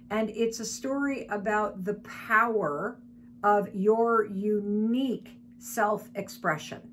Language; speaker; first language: English; native; English